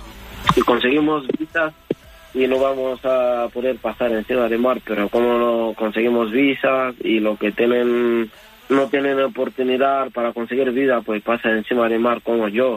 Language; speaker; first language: Spanish; non-native, learner; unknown